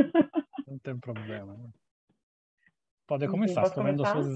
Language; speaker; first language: Portuguese; non-native, fluent; Italian